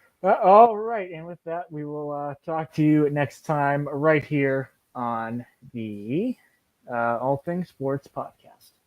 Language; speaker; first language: English; native; English